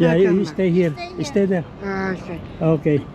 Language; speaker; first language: English; non-native, learner; Filipino